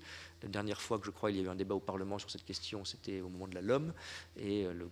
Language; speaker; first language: French; native; French